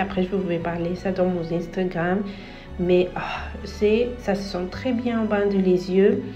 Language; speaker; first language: French; non-native, fluent; Spanish